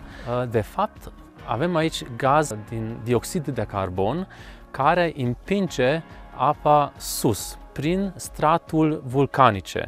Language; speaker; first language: Romanian; non-native, local second language; Hungarian